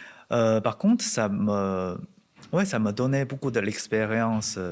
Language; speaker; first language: French; non-native, learner; Chinese